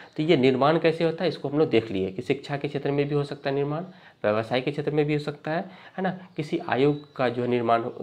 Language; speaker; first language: Hindi; native; Hindi